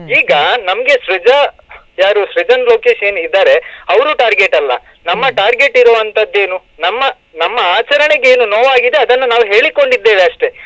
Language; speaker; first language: Kannada; non-native, local second language; Tulu